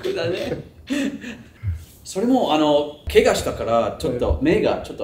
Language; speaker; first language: Japanese; non-native, learner; English